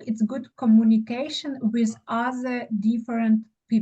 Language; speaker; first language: English; non-native, learner; Ukrainian